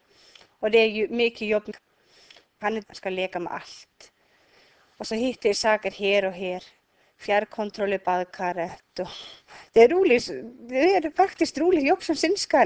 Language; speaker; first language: Swedish; non-native, learner; Icelandic